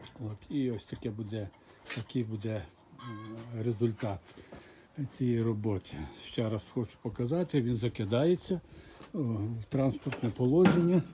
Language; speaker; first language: Ukrainian; native; Ukrainian